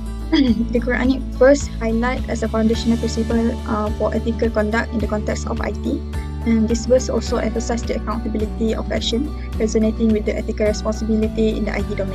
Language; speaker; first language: English; non-native, local second language; Malay